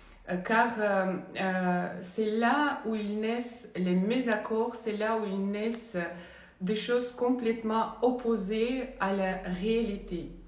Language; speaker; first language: French; non-native, fluent; Russian